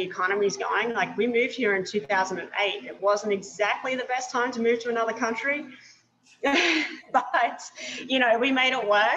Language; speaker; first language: English; native; English